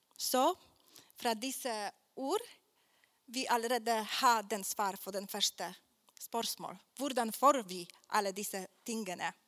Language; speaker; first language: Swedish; non-native, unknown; Polish